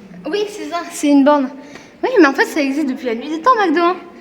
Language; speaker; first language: French; native; French